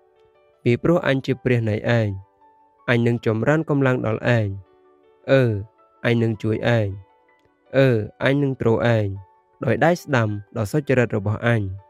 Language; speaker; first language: Khmer; native; Khmer